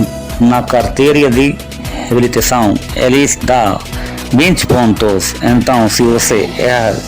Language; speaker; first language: Portuguese; non-native, learner; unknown